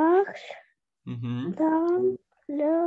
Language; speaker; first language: French; non-native, learner; Russian